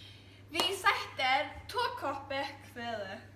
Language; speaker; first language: Danish; non-native, learner; Norwegian